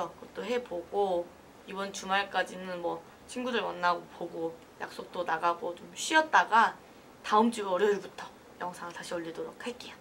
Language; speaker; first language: Korean; native; Korean